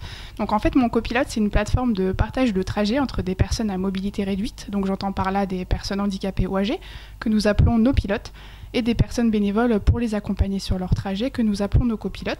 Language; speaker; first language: French; native; French